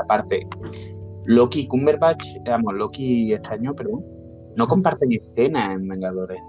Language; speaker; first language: Spanish; native; Spanish